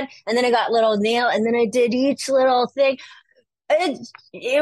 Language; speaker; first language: English; native; English